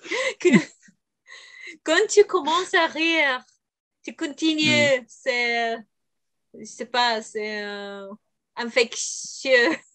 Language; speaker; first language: French; non-native, fluent; Bulgarian